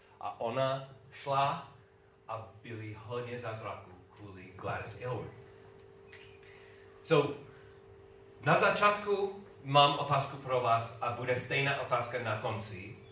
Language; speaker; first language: Czech; non-native, learner; English